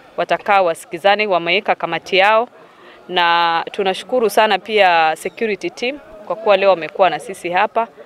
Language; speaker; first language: Swahili; native; Swahili